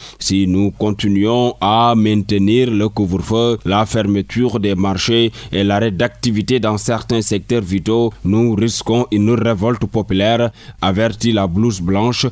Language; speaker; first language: French; non-native, local second language; Wolof